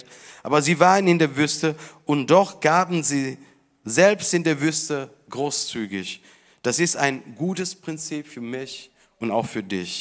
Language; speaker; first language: German; non-native, fluent; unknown